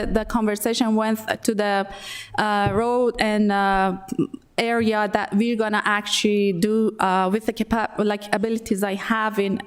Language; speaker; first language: English; non-native, fluent; Persian